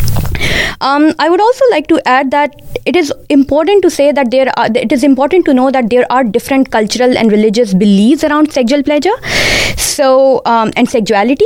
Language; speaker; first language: English; non-native, local second language; Urdu